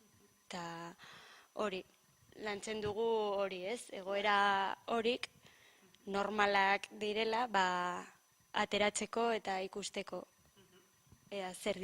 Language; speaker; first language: Basque; non-native, local second language; Spanish